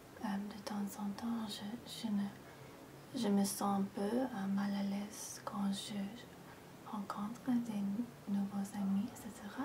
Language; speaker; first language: French; non-native, fluent; English